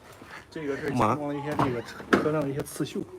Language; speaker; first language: Chinese; native; Chinese